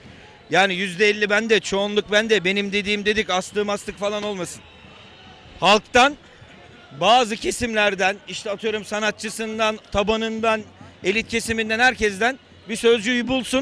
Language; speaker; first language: Turkish; native; Turkish